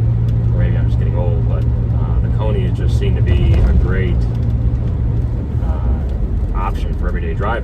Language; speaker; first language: English; native; English